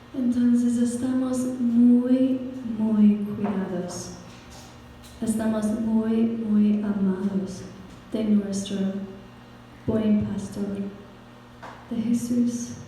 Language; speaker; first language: Spanish; non-native, fluent; English